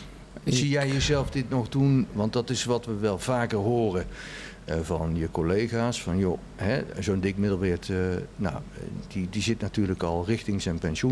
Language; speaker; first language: Dutch; native; Dutch